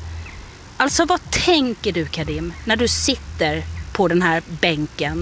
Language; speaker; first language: Swedish; native; Swedish